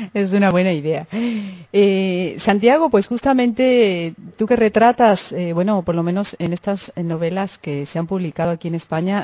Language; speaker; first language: Spanish; native; Spanish